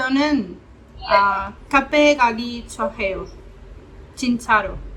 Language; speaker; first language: Korean; non-native, learner; Italian